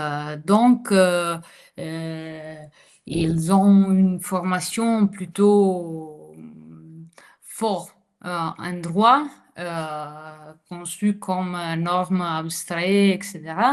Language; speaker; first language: French; non-native, fluent; Italian